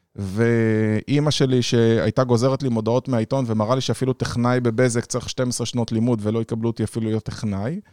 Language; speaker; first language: Hebrew; native; Hebrew